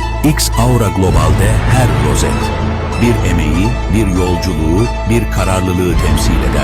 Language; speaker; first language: Turkish; native; Turkish